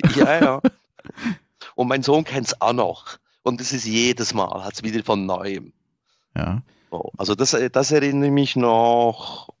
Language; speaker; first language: German; native; German